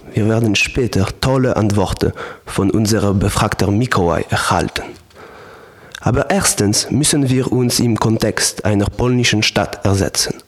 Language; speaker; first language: German; non-native, learner; Polish